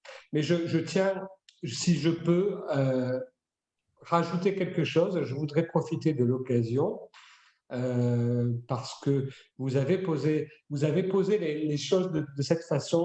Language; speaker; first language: French; native; French